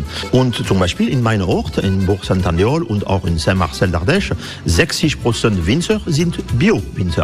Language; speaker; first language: German; non-native, learner; French